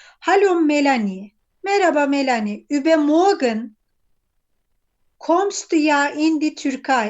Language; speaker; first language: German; non-native, fluent; Turkish